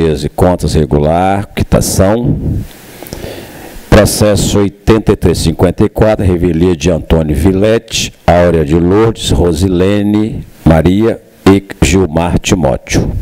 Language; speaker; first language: Portuguese; native; Portuguese